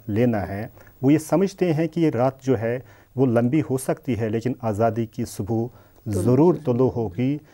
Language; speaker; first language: Urdu; non-native, local second language; Kashmiri